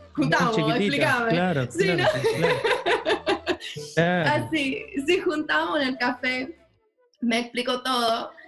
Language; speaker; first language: Spanish; non-native, learner; English